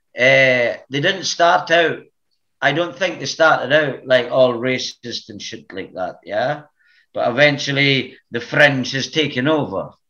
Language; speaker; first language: English; native; English